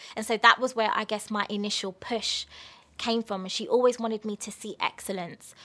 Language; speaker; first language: English; native; English